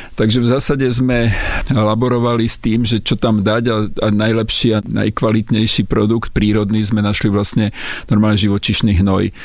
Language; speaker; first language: Slovak; native; Slovak